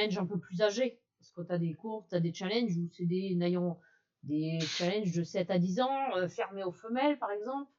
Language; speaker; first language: French; native; French